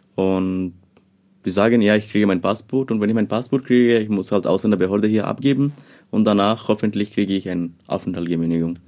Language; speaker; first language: German; non-native, fluent; Bangla